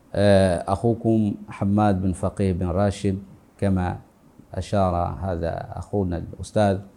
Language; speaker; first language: Arabic; non-native, fluent; Swahili